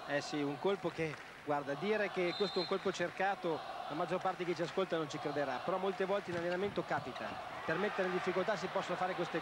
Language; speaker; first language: Italian; native; Italian